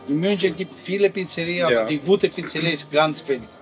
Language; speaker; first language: German; non-native, learner; Italian